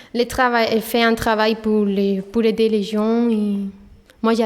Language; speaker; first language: French; non-native, fluent; Spanish